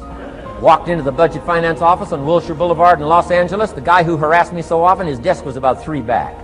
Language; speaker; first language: English; native; English